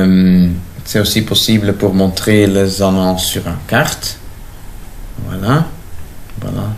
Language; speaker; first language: French; non-native, local second language; Dutch